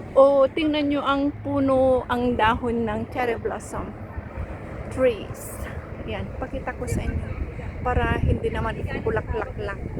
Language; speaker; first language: Filipino; non-native, local second language; Iloko